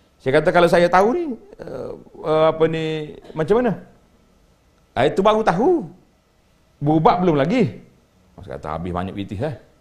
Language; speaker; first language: Malay; native; Malay